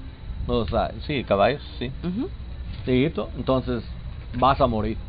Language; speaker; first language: Spanish; non-native, learner; English